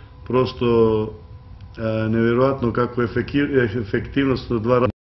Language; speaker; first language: Russian; non-native, learner; Serbian